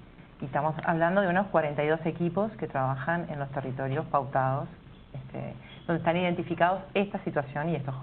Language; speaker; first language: Spanish; native; Spanish